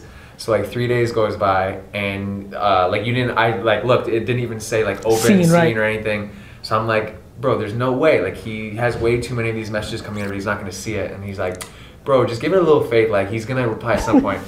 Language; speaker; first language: English; native; English